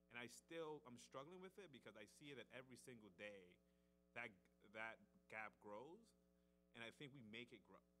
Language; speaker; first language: English; native; English